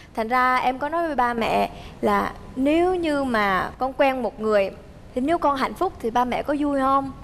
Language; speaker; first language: Vietnamese; early bilingual, heritage; Vietnamese